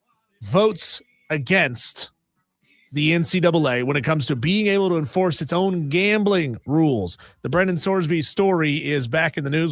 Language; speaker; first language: English; native; English